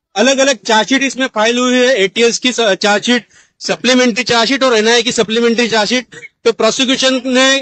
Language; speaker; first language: Hindi; non-native, local second language; Marathi